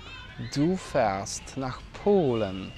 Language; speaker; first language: German; non-native, fluent; Polish